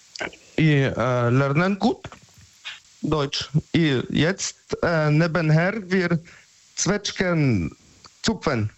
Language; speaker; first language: German; non-native, learner; Polish